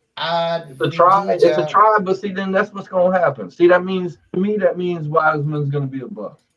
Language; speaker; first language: English; native; English